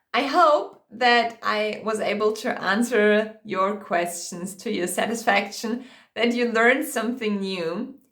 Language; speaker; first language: English; non-native, fluent; German